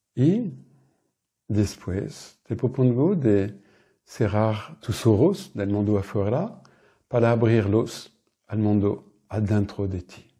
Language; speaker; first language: Spanish; non-native, fluent; French